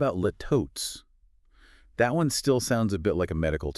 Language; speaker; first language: English; native; English